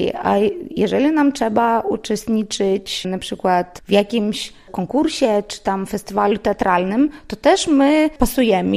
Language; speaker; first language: Polish; non-native, local second language; Lithuanian